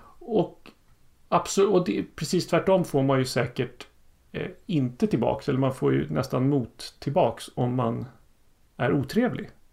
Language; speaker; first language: Swedish; native; Swedish